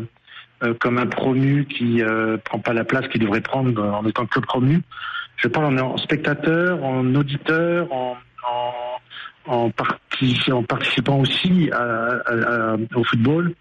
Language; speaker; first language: French; native; French